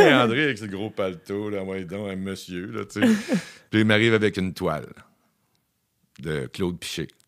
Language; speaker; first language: French; native; French